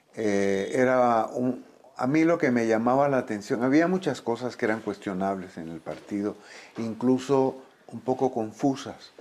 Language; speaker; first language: Spanish; native; Spanish